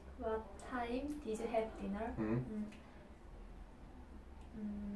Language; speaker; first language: English; non-native, learner; Korean